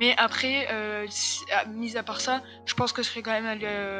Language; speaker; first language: French; native; French